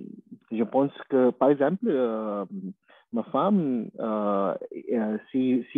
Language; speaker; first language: French; non-native, learner; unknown